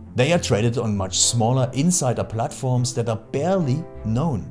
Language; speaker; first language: English; non-native, fluent; German